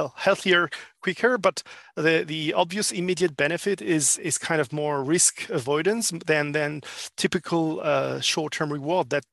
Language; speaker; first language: English; non-native, fluent; French